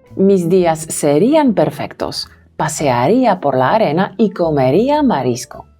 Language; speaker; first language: Spanish; non-native, fluent; Polish